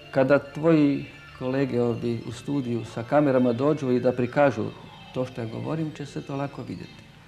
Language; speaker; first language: Croatian; native; Croatian